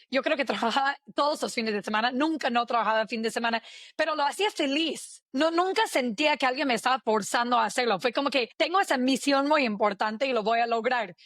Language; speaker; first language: Spanish; non-native, fluent; English